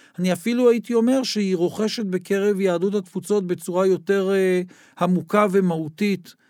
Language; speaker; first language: Hebrew; native; Hebrew